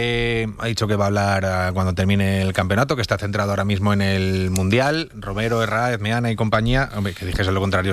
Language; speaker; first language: Spanish; native; Spanish